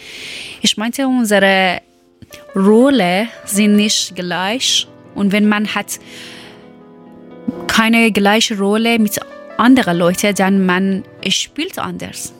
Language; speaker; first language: German; non-native, learner; Persian